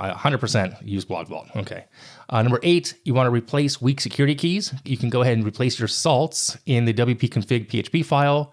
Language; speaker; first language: English; native; English